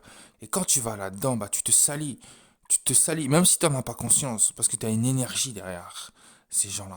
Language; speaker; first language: French; native; French